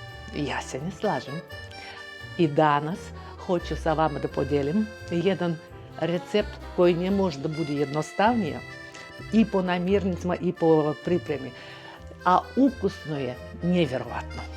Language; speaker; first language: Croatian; non-native, fluent; Russian